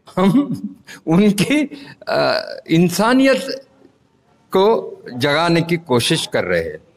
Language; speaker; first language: Hindi; non-native, local second language; Marathi